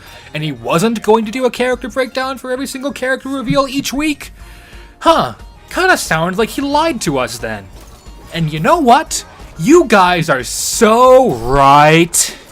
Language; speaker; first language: English; native; English